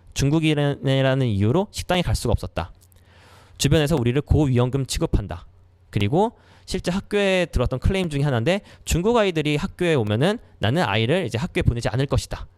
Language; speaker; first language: Korean; native; Korean